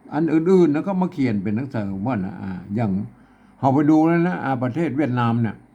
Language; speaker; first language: Thai; non-native, local second language; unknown